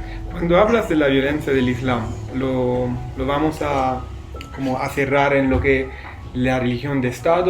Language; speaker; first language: Spanish; non-native, fluent; Italian